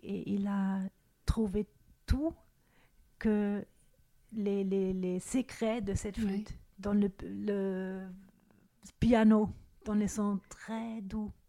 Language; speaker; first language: French; non-native, fluent; German